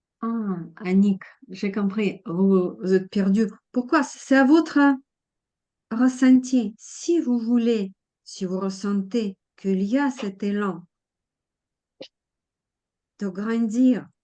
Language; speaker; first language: French; non-native, fluent; Russian